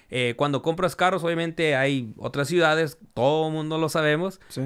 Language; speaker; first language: Spanish; early bilingual, heritage; Spanish